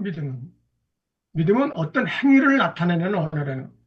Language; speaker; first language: Korean; native; Korean